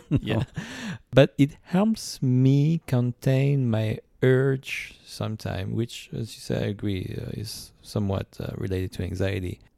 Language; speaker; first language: English; non-native, fluent; French